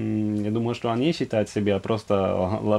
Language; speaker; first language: Russian; non-native, fluent; Norwegian